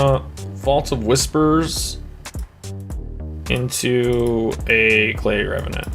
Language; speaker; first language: English; native; English